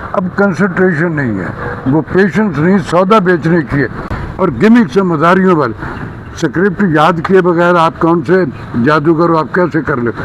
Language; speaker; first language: Urdu; non-native, local second language; Punjabi